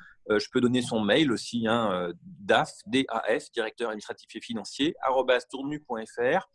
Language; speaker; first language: French; native; French